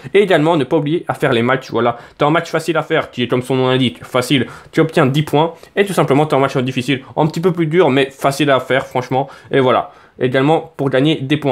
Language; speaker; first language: French; native; French